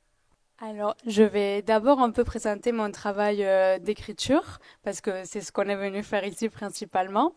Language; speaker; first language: French; native; French